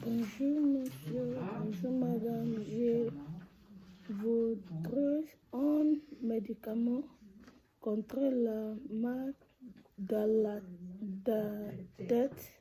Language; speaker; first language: French; non-native, learner; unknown